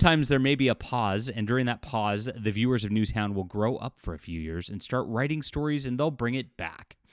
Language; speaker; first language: English; native; English